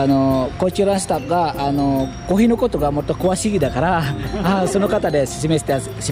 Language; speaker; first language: Japanese; non-native, fluent; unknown